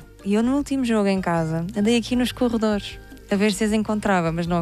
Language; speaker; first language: Portuguese; native; Portuguese